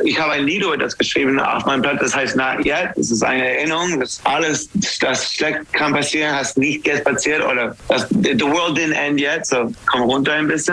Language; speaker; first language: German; non-native, learner; English